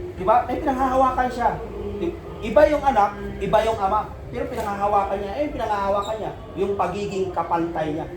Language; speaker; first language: Filipino; native; Filipino